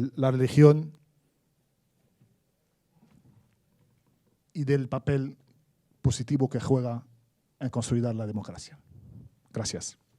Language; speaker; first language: Spanish; non-native, fluent; Arabic